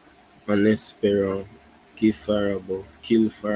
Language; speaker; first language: French; non-native, learner; English